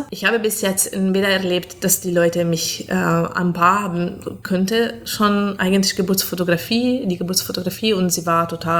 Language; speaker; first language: German; non-native, fluent; Italian